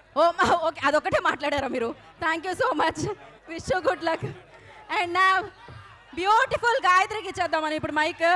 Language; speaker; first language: Telugu; native; Telugu